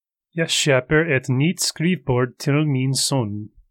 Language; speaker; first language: Swedish; non-native, learner; English